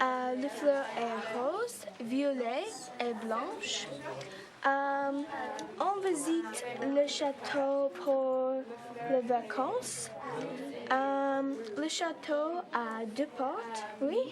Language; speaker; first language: French; non-native, learner; English